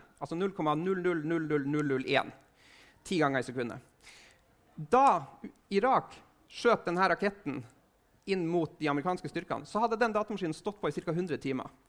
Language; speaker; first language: Norwegian; native; Norwegian